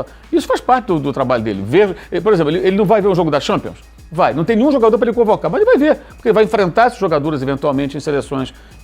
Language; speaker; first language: Portuguese; native; Portuguese